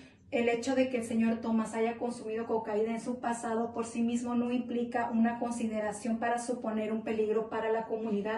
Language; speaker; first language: Spanish; native; Spanish